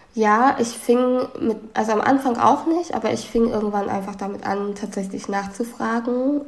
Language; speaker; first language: German; early bilingual, other home language; Vietnamese